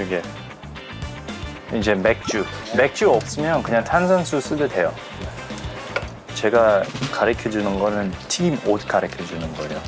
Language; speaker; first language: Korean; early bilingual, heritage; English